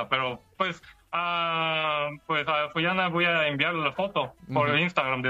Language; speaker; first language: Spanish; non-native, fluent; Korean